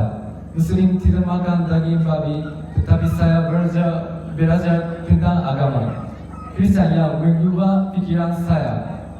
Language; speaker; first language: Indonesian; non-native, learner; Japanese